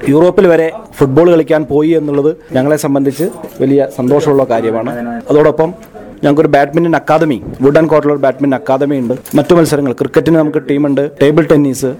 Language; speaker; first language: Malayalam; native; Malayalam